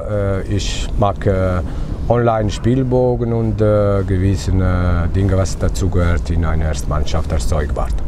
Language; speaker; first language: German; non-native, fluent; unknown